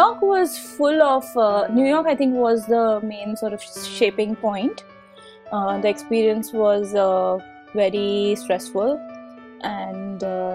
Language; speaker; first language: English; non-native, local second language; Hindi